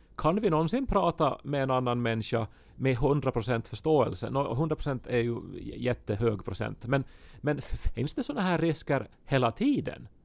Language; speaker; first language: Swedish; native; Swedish